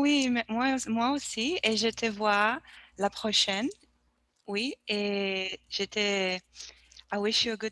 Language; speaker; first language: French; non-native, learner; Portuguese